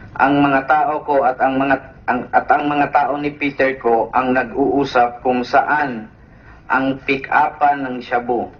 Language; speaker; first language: Filipino; non-native, local second language; Cebuano